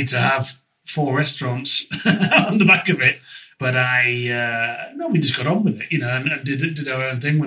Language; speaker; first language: English; native; English